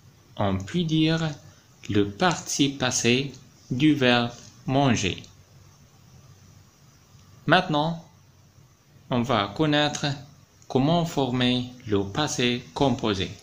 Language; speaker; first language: French; non-native, fluent; Arabic